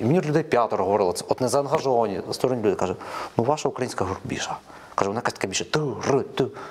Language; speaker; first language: Ukrainian; non-native, local second language; Russian